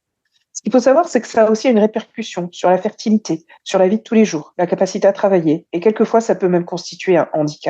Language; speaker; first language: French; native; French